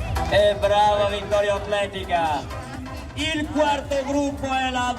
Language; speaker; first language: Italian; native; Italian